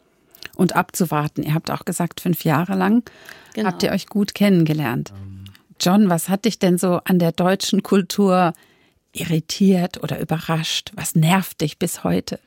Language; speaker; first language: German; native; German